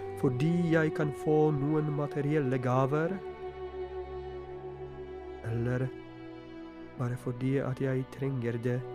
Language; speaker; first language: Norwegian; non-native, fluent; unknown